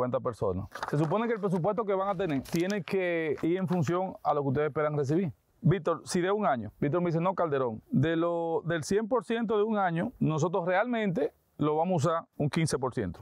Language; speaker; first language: Spanish; native; Spanish